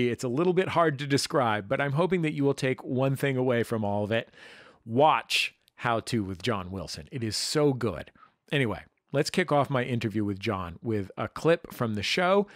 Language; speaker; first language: English; native; English